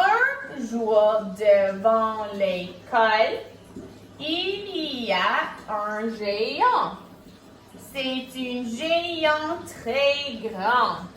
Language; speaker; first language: French; non-native, local second language; English